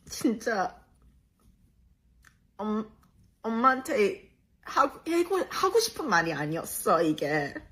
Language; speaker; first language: Korean; early bilingual, heritage; Korean